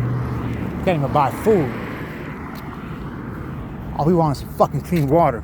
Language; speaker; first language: English; native; English